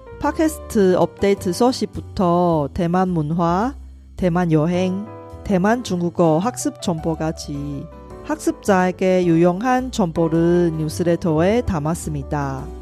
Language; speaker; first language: Korean; non-native, fluent; Chinese